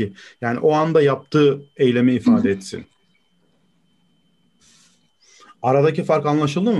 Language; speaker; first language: Turkish; native; Turkish